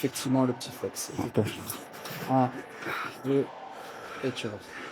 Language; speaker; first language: French; native; French